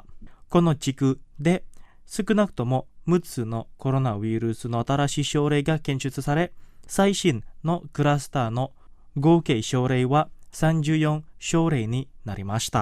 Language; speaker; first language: Japanese; non-native, fluent; Indonesian